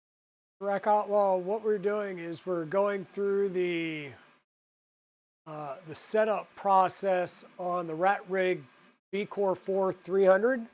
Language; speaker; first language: English; native; English